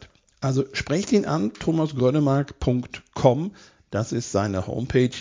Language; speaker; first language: German; native; German